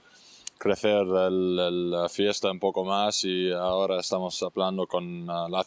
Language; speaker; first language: Spanish; non-native, fluent; English